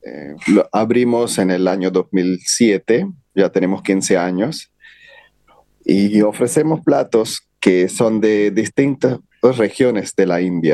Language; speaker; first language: Spanish; non-native, fluent; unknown